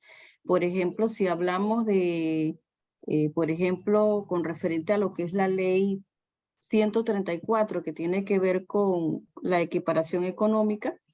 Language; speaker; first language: Spanish; native; Spanish